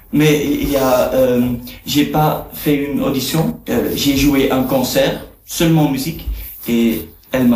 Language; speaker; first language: French; non-native, learner; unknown